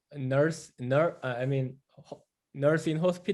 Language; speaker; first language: English; non-native, fluent; Korean